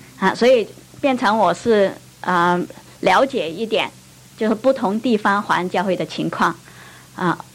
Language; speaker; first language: Chinese; non-native, local second language; Cantonese